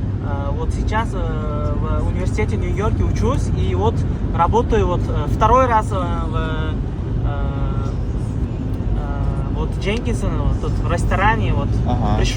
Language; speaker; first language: Russian; non-native, learner; Uzbek